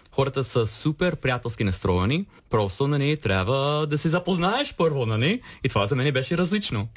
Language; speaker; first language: Bulgarian; non-native, fluent; English